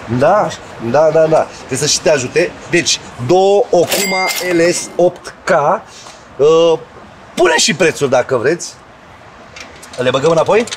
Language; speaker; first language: Romanian; native; Romanian